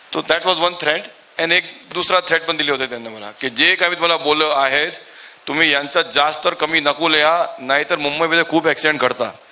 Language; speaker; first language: Marathi; non-native, local second language; Urdu